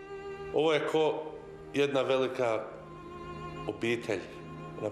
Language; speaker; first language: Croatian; early bilingual, heritage; Croatian